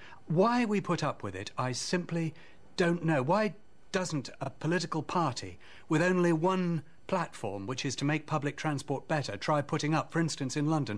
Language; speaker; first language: English; native; English